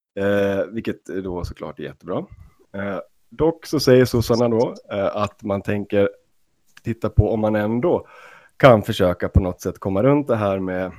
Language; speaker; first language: Swedish; native; Swedish